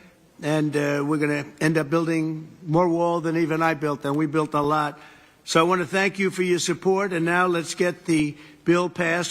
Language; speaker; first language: English; native; English